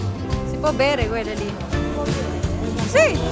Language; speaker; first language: Italian; non-native, learner; Filipino